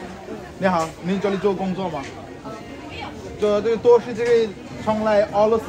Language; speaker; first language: Chinese; non-native, learner; Bangla